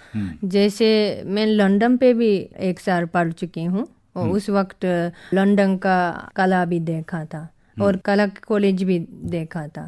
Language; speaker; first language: Hindi; non-native, fluent; Japanese